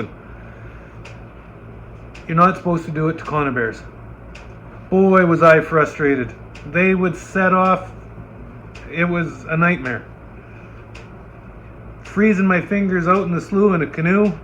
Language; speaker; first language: English; native; English